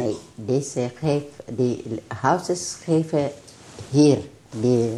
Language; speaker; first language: Dutch; non-native, learner; Tigrinya